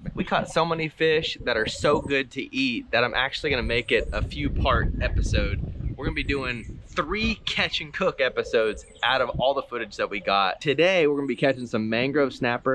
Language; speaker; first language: English; native; English